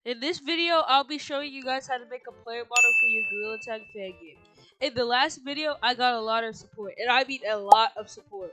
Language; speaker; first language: English; native; English